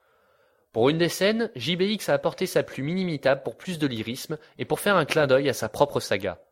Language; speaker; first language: French; native; French